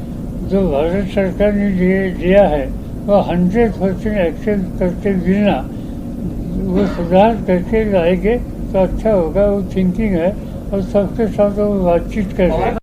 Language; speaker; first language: Hindi; non-native, local second language; Marathi